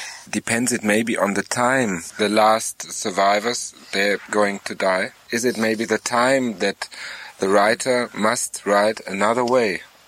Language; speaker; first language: English; non-native, fluent; German